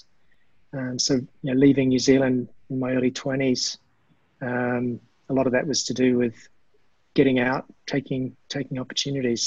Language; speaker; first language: English; native; English